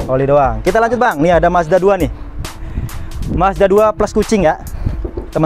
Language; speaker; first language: Indonesian; native; Indonesian